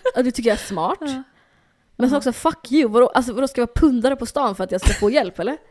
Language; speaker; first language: Swedish; early bilingual, other home language; Somali